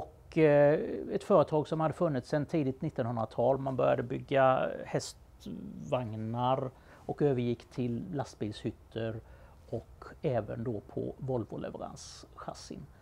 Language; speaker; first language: Swedish; native; Swedish